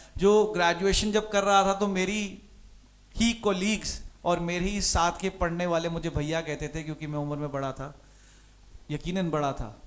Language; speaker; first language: Hindi; non-native, local second language; Punjabi